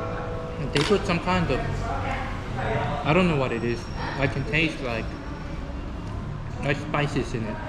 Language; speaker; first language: English; non-native, fluent; Korean